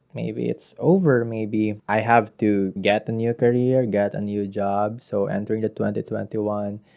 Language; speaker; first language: English; non-native, local second language; Filipino